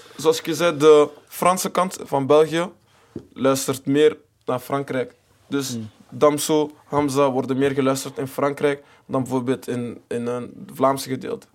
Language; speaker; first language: Dutch; native; Dutch